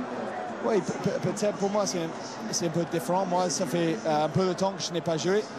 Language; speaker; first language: French; non-native, fluent; English